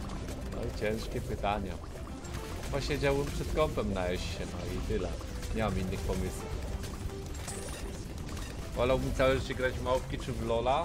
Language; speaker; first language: Polish; native; Polish